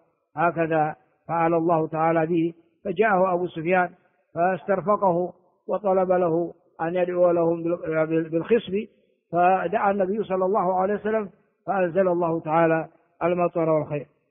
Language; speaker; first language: Arabic; non-native, fluent; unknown